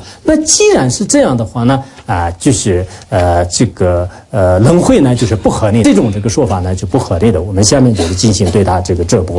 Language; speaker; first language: Chinese; non-native, local second language; Tibetan